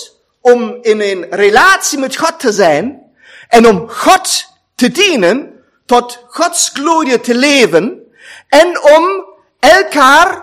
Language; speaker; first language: Dutch; non-native, fluent; German